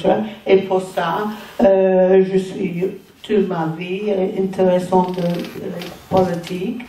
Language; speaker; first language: French; non-native, learner; English